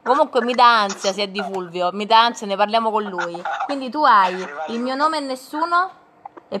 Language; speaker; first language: Italian; native; Italian